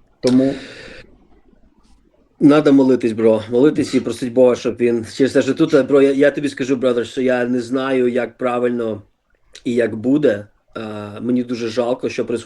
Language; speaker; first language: Ukrainian; early bilingual, other home language; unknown